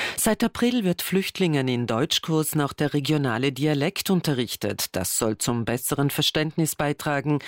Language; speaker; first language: German; native; German